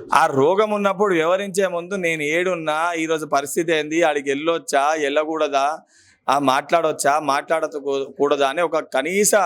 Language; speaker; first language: Telugu; native; Telugu